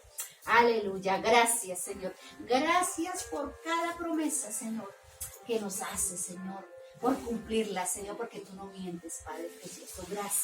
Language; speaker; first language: Spanish; native; Spanish